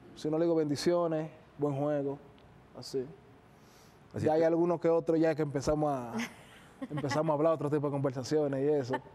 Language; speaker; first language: Spanish; native; Spanish